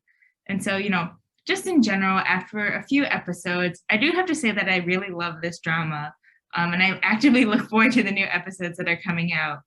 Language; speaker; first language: English; native; English